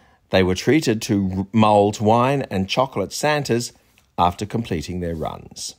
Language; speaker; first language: English; native; English